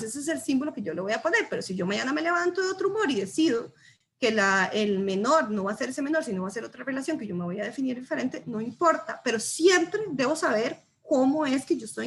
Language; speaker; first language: Spanish; native; Spanish